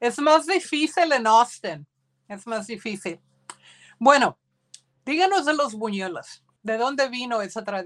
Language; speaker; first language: Spanish; early bilingual, heritage; Spanish